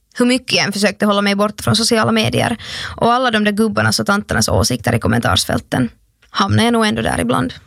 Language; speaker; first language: Swedish; native; Swedish